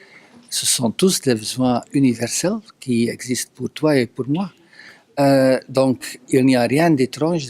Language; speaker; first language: French; non-native, local second language; Dutch